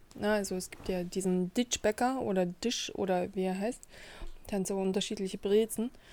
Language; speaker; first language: German; early bilingual, other home language; Russian